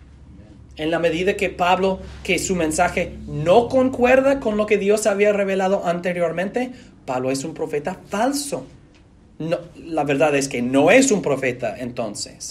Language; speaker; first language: Spanish; non-native, fluent; English